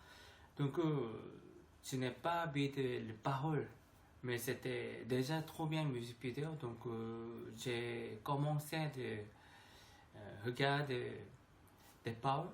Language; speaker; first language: French; non-native, learner; Korean